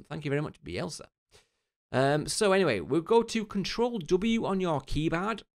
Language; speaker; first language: English; native; English